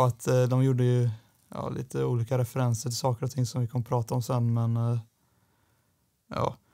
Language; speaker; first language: Swedish; native; Swedish